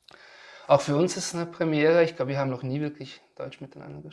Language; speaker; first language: German; native; German